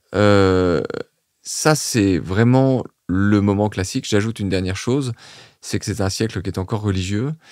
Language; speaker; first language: French; native; French